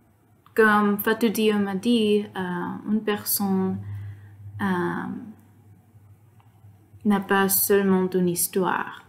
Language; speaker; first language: French; non-native, learner; Spanish